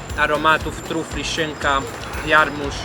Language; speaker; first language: Polish; non-native, learner; Italian